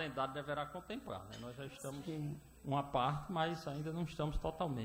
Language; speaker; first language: Portuguese; native; Portuguese